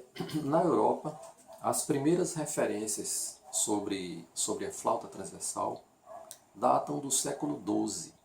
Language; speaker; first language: Portuguese; native; Portuguese